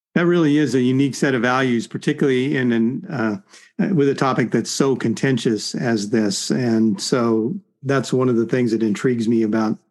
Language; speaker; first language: English; native; English